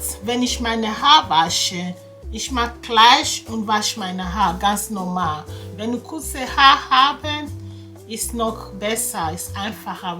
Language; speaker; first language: German; non-native, learner; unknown